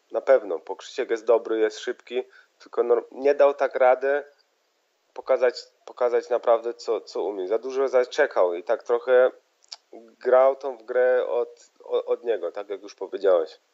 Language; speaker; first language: Polish; early bilingual, heritage; Polish